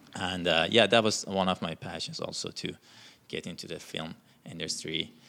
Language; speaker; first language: English; non-native, fluent; Persian